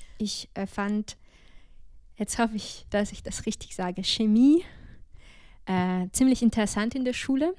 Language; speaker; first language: German; non-native, fluent; Ukrainian